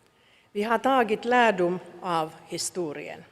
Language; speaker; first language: Swedish; non-native, local second language; Finnish